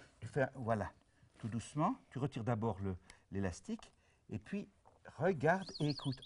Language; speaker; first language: French; native; French